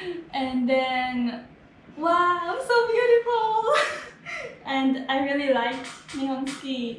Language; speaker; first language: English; non-native, fluent; Hebrew